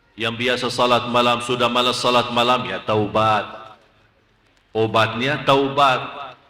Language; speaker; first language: Malay; non-native, fluent; Arabic